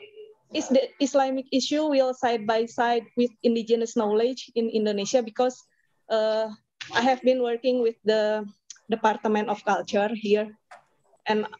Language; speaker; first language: English; non-native, learner; Indonesian